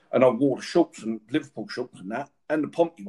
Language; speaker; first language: English; native; English